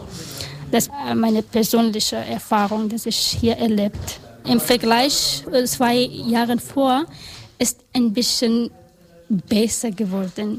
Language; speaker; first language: German; non-native, learner; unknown